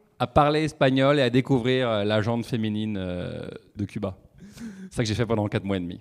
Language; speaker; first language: French; native; French